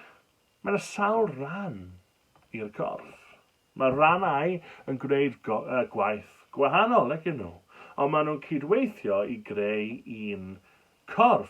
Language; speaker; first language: Welsh; native; Welsh